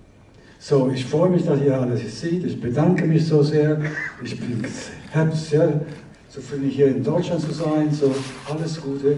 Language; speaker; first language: German; early bilingual, heritage; Italian